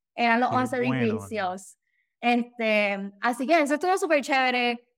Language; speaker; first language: Spanish; native; Spanish